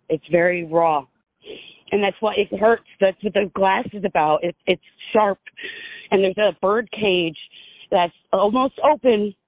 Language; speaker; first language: English; native; English